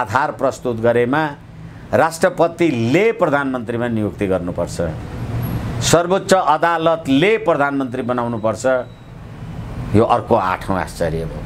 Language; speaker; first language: Nepali; native; Nepali